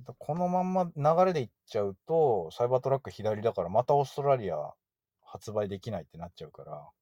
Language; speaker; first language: Japanese; native; Japanese